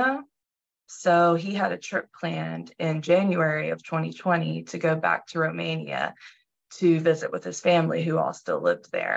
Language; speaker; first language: English; native; English